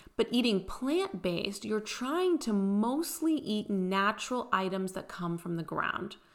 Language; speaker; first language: English; early bilingual, other home language; Persian